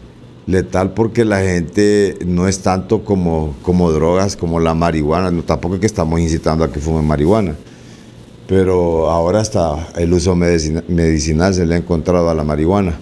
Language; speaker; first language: Spanish; native; Spanish